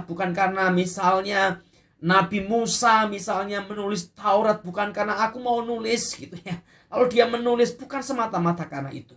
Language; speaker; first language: Indonesian; native; Indonesian